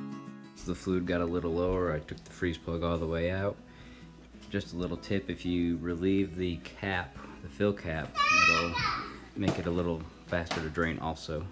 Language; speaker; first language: English; native; English